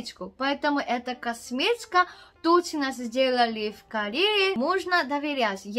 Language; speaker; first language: Russian; non-native, learner; Korean